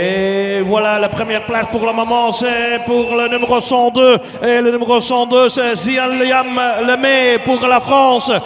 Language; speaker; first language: French; non-native, local second language; Dutch